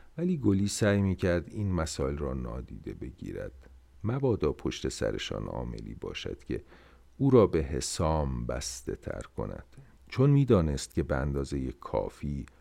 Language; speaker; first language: Persian; native; Persian